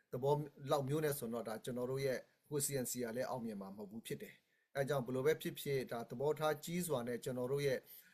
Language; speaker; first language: Burmese; non-native, local second language; Hakha Chin